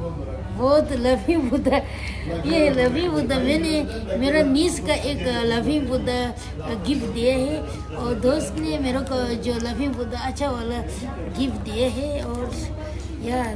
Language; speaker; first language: Hindi; non-native, local second language; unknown